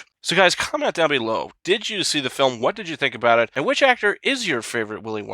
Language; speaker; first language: English; native; English